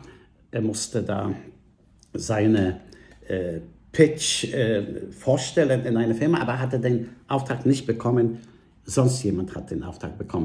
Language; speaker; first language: German; non-native, fluent; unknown